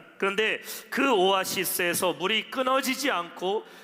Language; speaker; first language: Korean; native; Korean